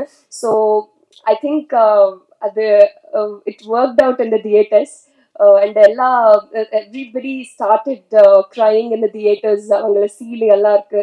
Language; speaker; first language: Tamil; non-native, learner; Telugu